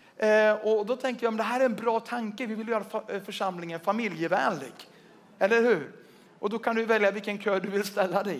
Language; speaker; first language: Swedish; native; Swedish